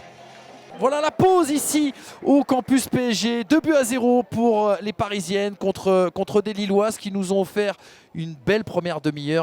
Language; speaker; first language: French; native; French